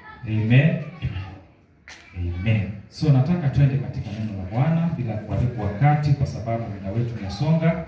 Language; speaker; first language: Swahili; native; Swahili